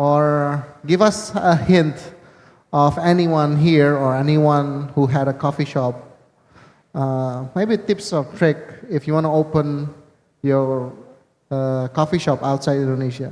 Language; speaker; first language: English; non-native, fluent; Indonesian